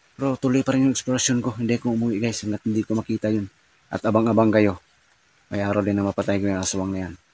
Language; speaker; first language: Filipino; non-native, local second language; Cebuano